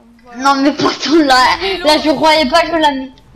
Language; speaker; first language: French; native; French